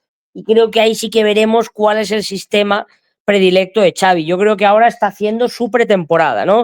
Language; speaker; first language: Spanish; native; Spanish